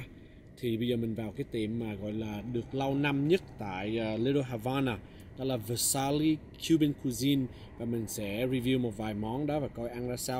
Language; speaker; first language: Vietnamese; early bilingual, heritage; Vietnamese